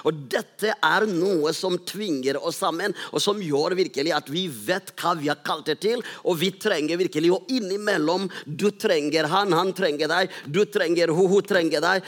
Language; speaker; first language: Norwegian; non-native, fluent; Rundi